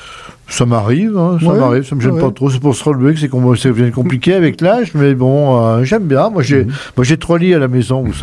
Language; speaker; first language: French; native; French